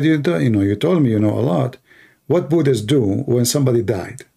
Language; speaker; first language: English; non-native, fluent; Arabic